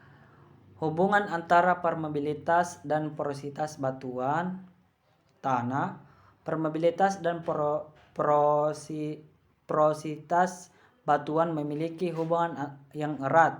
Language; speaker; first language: Indonesian; native; Indonesian